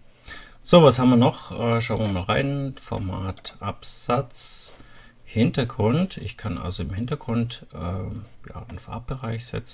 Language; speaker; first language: German; native; German